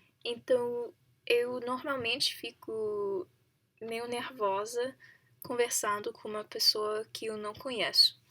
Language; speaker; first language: Portuguese; non-native, learner; English